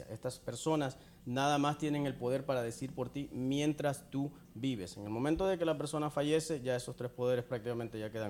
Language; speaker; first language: Spanish; native; Spanish